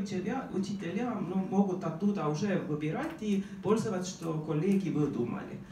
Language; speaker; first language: Russian; non-native, fluent; Estonian